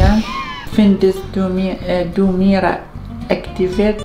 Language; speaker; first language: German; non-native, learner; Arabic